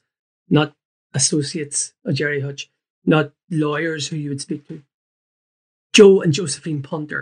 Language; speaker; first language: English; native; English